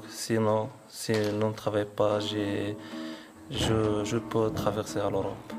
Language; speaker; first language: French; non-native, learner; Arabic